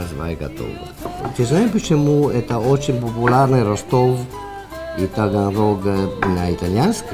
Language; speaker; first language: Russian; non-native, learner; Italian